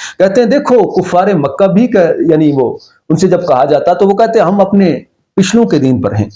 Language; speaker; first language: Urdu; non-native, local second language; Punjabi